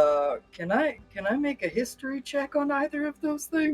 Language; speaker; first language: English; native; English